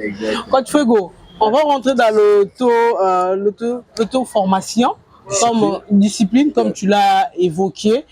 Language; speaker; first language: French; non-native, local second language; Lingala